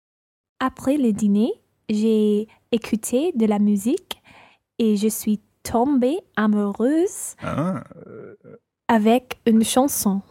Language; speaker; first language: French; non-native, learner; English